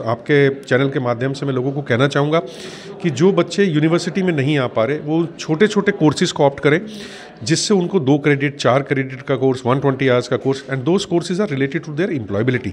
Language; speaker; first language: Hindi; native; Hindi